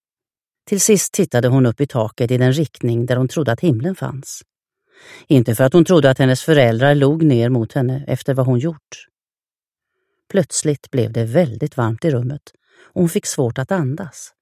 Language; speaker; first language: Swedish; native; Swedish